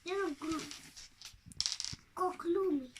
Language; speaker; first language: Finnish; non-native, learner; Estonian